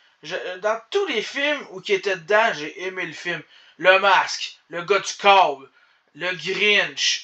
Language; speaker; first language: French; native; French